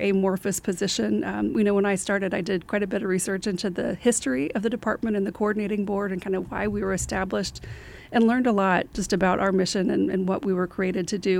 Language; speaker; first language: English; native; English